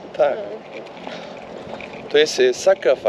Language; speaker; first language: Polish; non-native, learner; Turkish